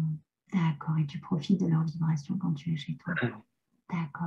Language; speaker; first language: French; native; French